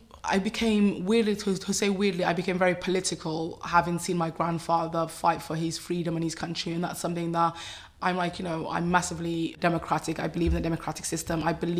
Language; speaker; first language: English; native; English